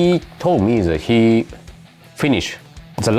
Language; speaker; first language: English; non-native, learner; Japanese